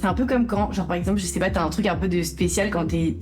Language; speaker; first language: French; native; French